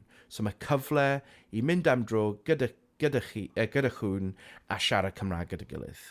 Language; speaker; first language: Welsh; non-native, local second language; English